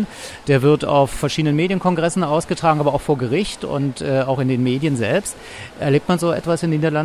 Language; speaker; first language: German; native; German